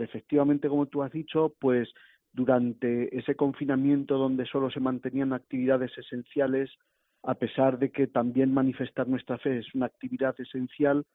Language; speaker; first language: Spanish; native; Spanish